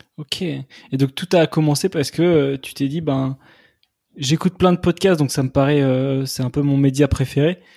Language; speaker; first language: French; native; French